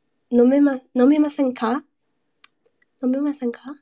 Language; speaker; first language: Japanese; non-native, learner; English